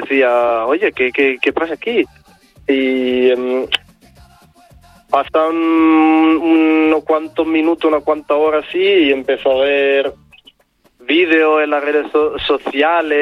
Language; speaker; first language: Spanish; non-native, fluent; Italian